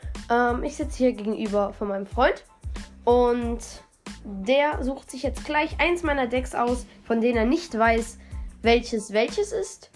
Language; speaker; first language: German; native; German